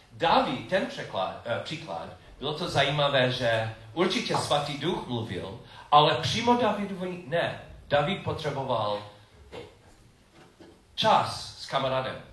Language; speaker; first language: Czech; non-native, learner; English